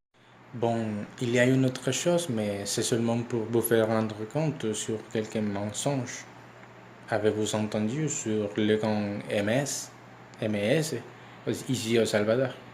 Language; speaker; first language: French; non-native, learner; Spanish